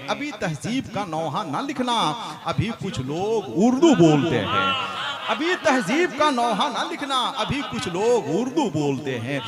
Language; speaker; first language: Hindi; native; Hindi